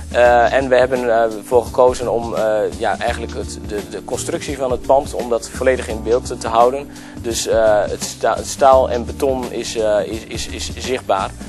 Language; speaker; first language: Dutch; native; Dutch